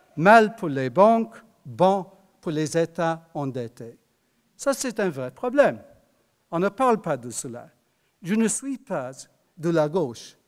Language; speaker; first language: French; non-native, fluent; English